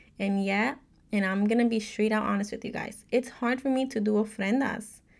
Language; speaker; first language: English; native; English